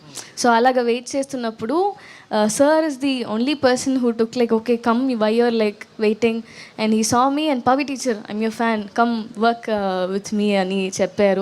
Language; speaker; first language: Telugu; non-native, learner; Tamil